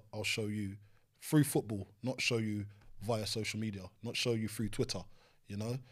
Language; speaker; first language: English; native; English